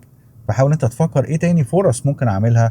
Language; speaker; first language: Arabic; native; Arabic